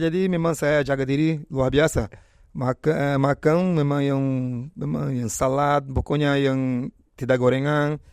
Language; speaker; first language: Indonesian; non-native, fluent; Portuguese